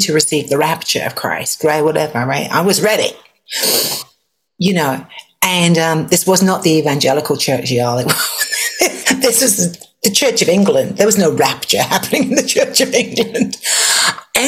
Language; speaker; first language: English; native; English